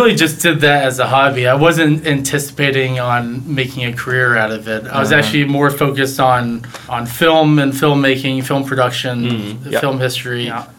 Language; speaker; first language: English; native; English